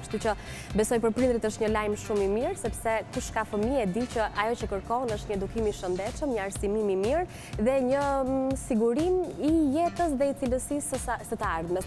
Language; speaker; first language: Albanian; native; Albanian